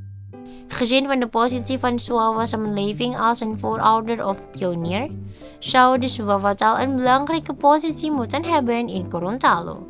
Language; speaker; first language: Dutch; non-native, fluent; Indonesian